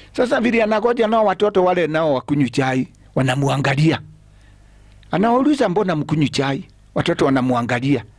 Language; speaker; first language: Swahili; non-native, local second language; Kikuyu